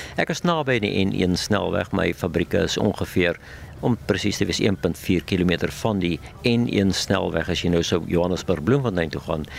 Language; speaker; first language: Afrikaans; native; Afrikaans